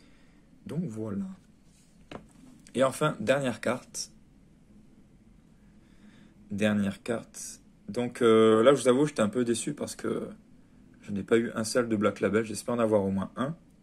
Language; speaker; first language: French; native; French